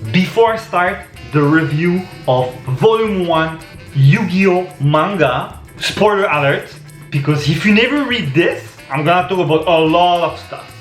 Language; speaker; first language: English; non-native, fluent; French